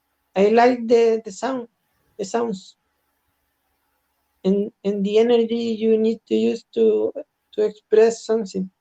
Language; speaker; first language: English; non-native, learner; Spanish